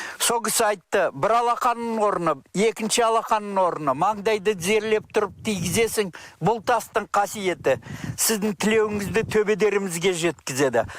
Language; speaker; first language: Kazakh; native; Kazakh